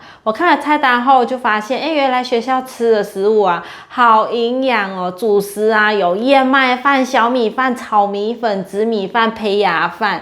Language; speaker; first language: Chinese; native; Chinese